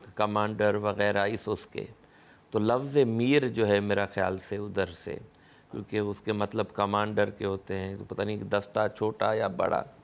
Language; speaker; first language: Urdu; non-native, local second language; Sindhi